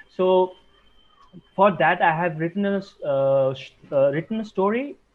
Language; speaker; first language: English; non-native, local second language; Assamese